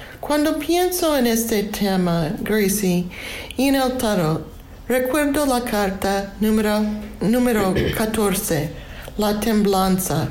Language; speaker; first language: Spanish; non-native, learner; English